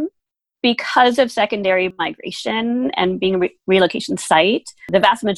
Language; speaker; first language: English; early bilingual, other home language; German